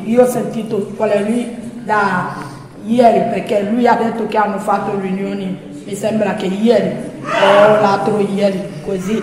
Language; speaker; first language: Italian; non-native, learner; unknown